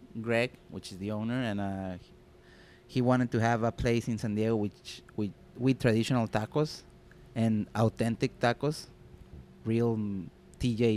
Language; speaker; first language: English; non-native, fluent; Spanish